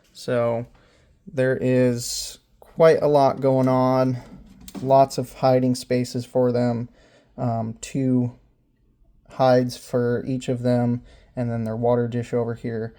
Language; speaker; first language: English; native; English